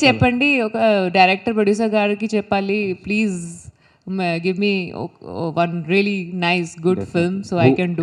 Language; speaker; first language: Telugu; non-native, learner; Hindi